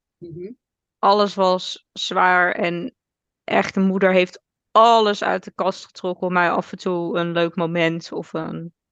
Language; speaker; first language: Dutch; native; Dutch